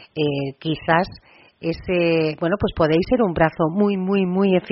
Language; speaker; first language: Spanish; native; Spanish